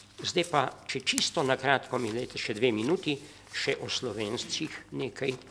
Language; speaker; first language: Slovenian; native; Slovenian